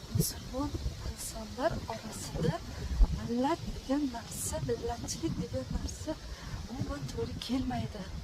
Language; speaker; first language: Uzbek; non-native, fluent; Tajik